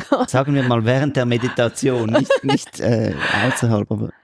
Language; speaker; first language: German; native; German